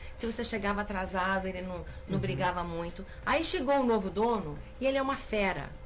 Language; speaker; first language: Portuguese; native; Portuguese